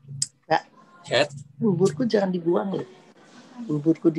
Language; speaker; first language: Indonesian; native; Indonesian